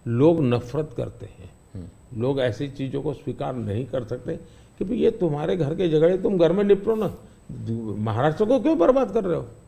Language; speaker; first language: Hindi; non-native, local second language; Gujarati